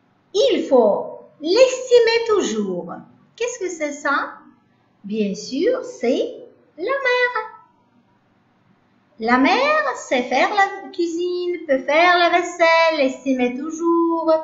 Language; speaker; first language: French; non-native, learner; Uzbek